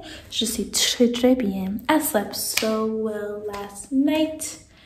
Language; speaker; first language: French; non-native, learner; English